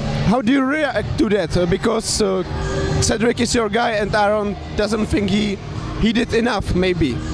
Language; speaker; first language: English; non-native, fluent; Czech